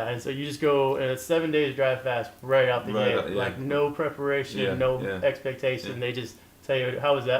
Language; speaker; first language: English; native; English